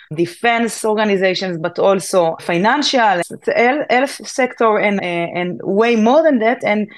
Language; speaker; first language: English; non-native, fluent; Hebrew